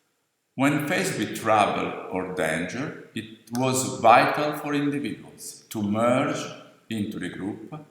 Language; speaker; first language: English; non-native, fluent; Italian